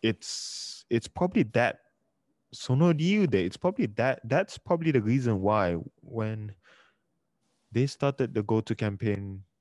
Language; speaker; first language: English; early bilingual, other home language; Japanese